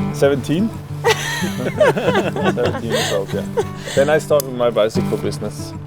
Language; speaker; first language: English; non-native, fluent; German